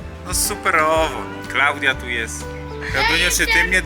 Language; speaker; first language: Polish; native; Polish